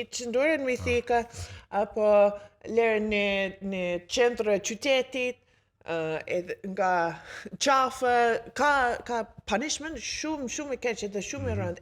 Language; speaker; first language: Albanian; non-native, learner; English